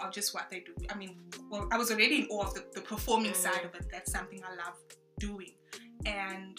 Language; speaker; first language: English; non-native, local second language; French